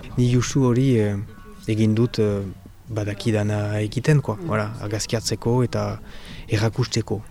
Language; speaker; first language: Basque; non-native, local second language; French